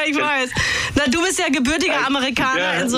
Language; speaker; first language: German; native; German